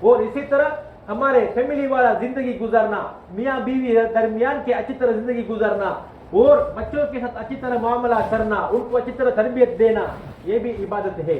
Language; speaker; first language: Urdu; non-native, fluent; Tamil